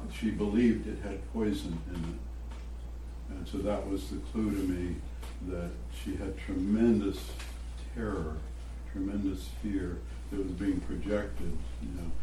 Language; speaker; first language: English; native; English